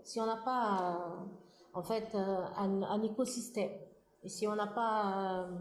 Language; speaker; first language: French; non-native, local second language; Arabic